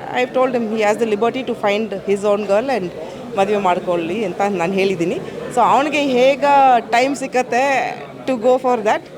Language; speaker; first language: Kannada; non-native, fluent; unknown